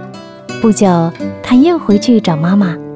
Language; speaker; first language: Chinese; native; Chinese